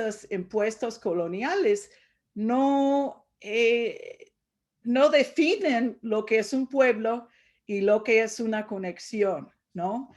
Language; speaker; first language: Spanish; non-native, fluent; English